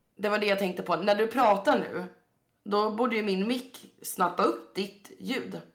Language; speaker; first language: Swedish; native; Swedish